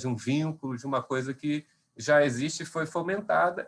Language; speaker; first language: Portuguese; native; Portuguese